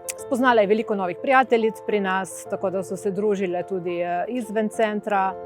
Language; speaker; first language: Slovenian; native; Slovenian